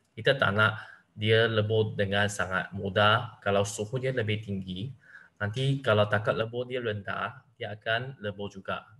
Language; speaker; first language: Malay; non-native, local second language; Chinese